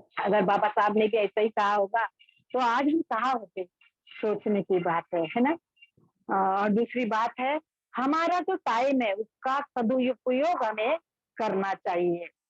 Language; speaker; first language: Hindi; non-native, local second language; Marathi